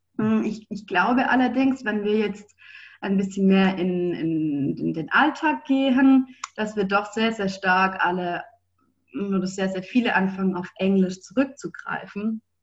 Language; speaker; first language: German; native; German